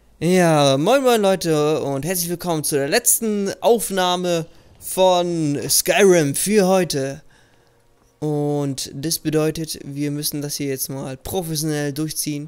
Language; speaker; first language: German; native; German